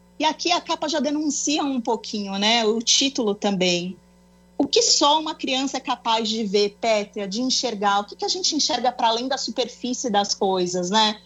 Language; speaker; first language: Portuguese; native; Portuguese